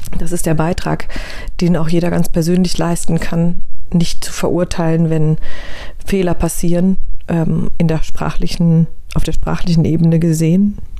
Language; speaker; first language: German; native; German